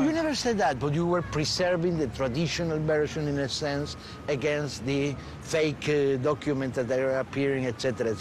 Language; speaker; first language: English; non-native, fluent; Spanish